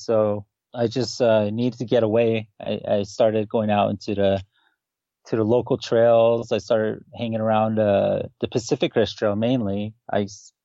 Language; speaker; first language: English; native; English